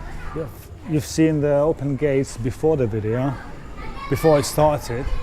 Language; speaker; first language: English; non-native, fluent; Lithuanian